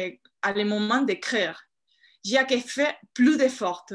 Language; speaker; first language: French; non-native, fluent; Spanish